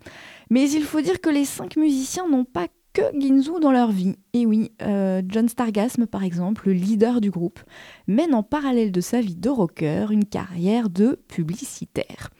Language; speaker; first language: French; native; French